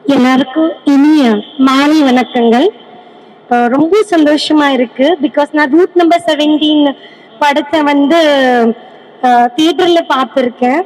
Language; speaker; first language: Tamil; non-native, learner; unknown